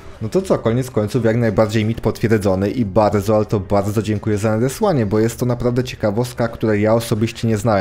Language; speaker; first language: Polish; native; Polish